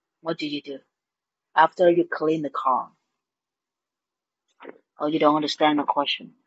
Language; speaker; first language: English; non-native, fluent; Vietnamese